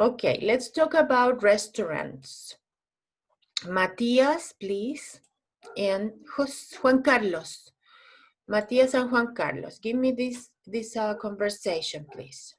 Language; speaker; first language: English; non-native, fluent; Spanish